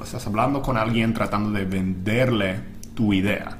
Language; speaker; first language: Spanish; non-native, fluent; English